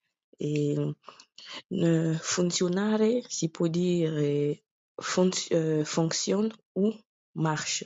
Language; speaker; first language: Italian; non-native, learner; French